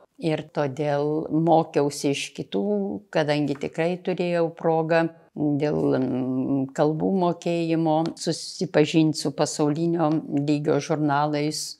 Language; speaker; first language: Lithuanian; native; Lithuanian